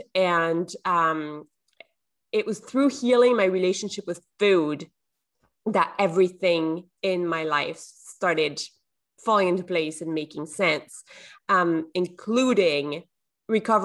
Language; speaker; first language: English; non-native, fluent; French